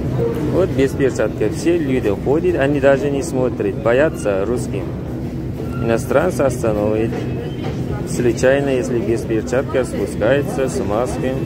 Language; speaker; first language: Russian; non-native, learner; Tajik